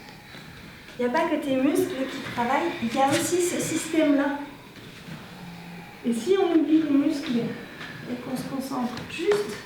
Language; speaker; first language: French; native; French